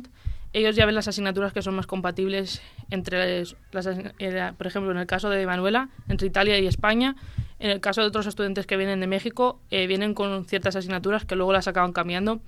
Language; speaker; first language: Spanish; native; Spanish